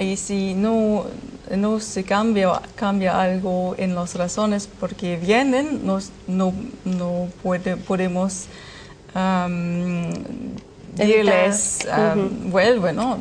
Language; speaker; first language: Spanish; non-native, learner; German